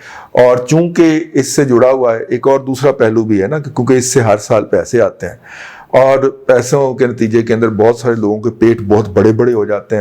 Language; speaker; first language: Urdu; non-native, local second language; Punjabi